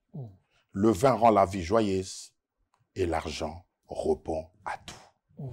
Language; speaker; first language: French; non-native, local second language; Lingala